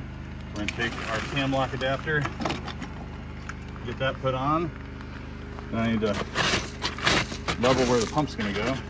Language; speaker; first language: English; native; English